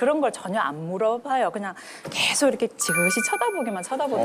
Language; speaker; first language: Korean; native; Korean